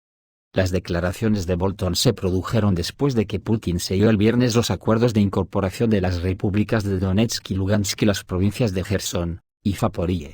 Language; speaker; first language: Spanish; native; Spanish